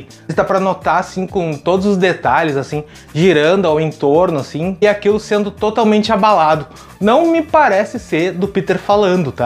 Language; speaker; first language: Portuguese; native; Portuguese